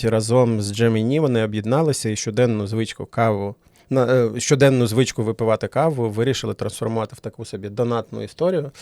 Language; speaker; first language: Ukrainian; native; Ukrainian